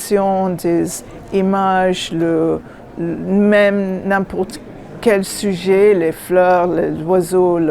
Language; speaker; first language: French; non-native, learner; English